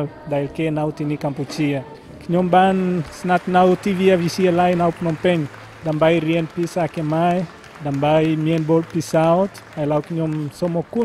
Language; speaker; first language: Khmer; non-native, learner; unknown